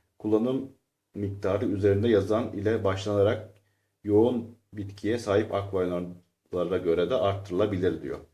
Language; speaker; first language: Turkish; native; Turkish